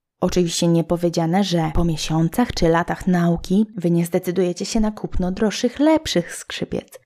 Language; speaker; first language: Polish; native; Polish